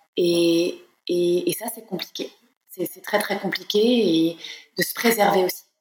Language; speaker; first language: French; native; French